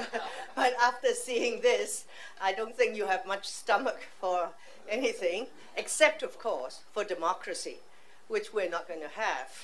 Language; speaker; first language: English; non-native, local second language; Cantonese